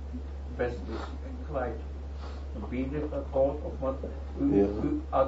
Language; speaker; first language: Dutch; non-native, learner; Turkish